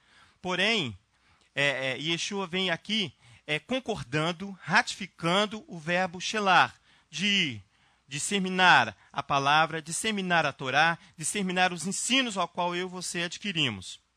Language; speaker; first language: Portuguese; native; Portuguese